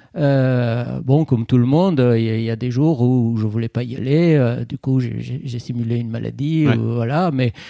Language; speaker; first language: French; non-native, fluent; Persian